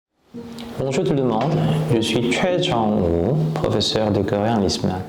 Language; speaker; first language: French; non-native, fluent; Korean